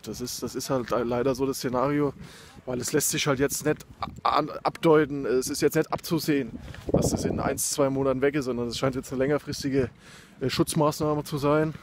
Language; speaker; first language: German; native; German